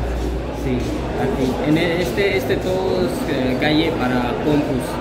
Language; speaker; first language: Spanish; non-native, learner; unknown